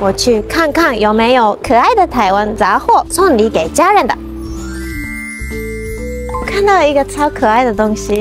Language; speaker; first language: Chinese; non-native, fluent; Japanese